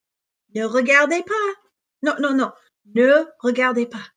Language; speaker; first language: French; non-native, fluent; English